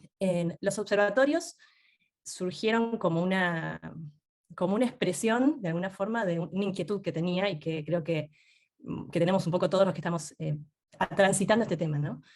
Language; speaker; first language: Spanish; native; Spanish